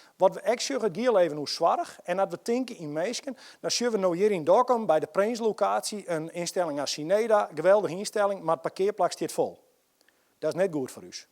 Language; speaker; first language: Dutch; non-native, local second language; Western Frisian